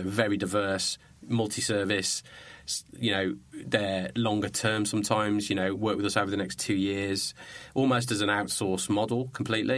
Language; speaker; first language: English; native; English